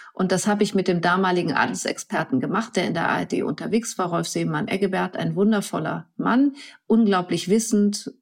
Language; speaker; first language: German; native; German